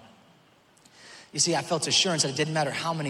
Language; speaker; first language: English; native; English